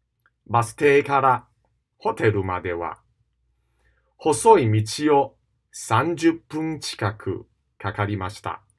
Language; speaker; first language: Japanese; non-native, fluent; Cantonese